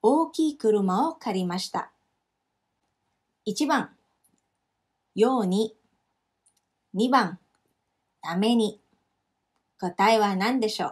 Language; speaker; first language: Japanese; non-native, fluent; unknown